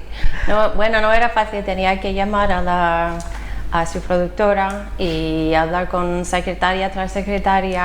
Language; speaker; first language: Spanish; non-native, fluent; English